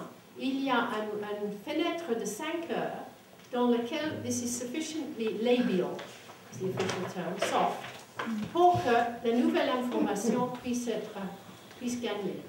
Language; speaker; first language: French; non-native, fluent; English